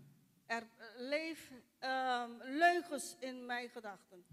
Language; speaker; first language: Dutch; non-native, local second language; Papiamento